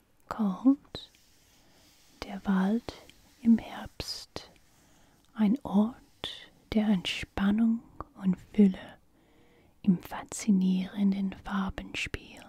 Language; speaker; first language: German; non-native, fluent; English